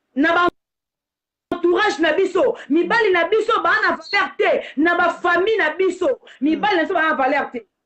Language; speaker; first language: Lingala; non-native, local second language; Kituba (Democratic Republic of Congo)